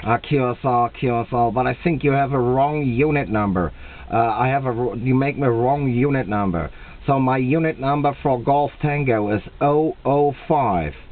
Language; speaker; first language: English; non-native, fluent; German